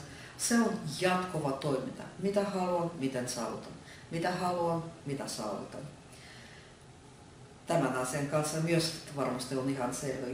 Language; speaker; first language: Finnish; non-native, fluent; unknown